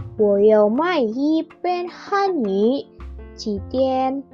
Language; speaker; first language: Chinese; non-native, learner; Indonesian